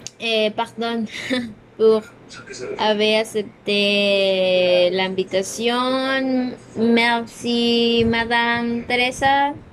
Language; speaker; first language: French; non-native, learner; Spanish